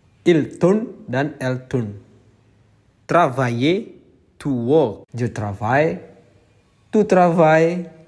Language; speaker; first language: French; non-native, fluent; Indonesian